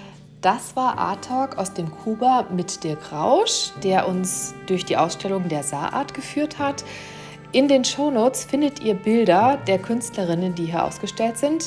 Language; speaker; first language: German; native; German